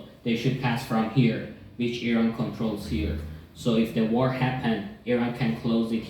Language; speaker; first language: English; non-native, fluent; Persian